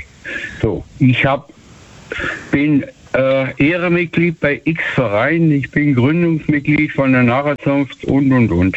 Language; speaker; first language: German; native; German